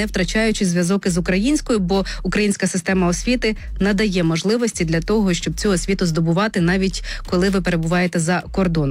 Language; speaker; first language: Ukrainian; native; Ukrainian